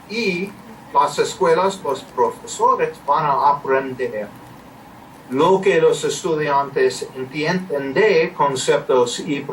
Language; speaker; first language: Spanish; non-native, learner; English